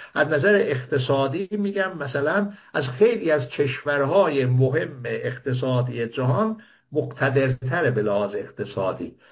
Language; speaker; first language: Persian; non-native, local second language; Azerbaijani